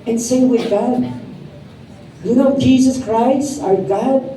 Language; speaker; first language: English; non-native, local second language; Filipino